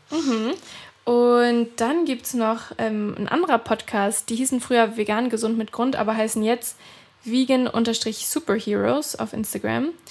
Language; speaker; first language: German; early bilingual, other home language; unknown